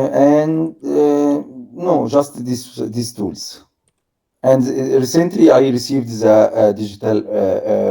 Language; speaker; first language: English; non-native, learner; Arabic